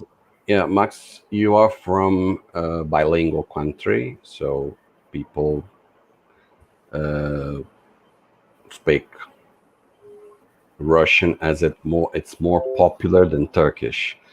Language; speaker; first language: English; non-native, fluent; Portuguese